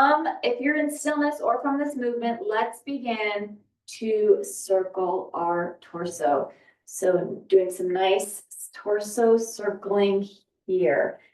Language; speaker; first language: English; native; English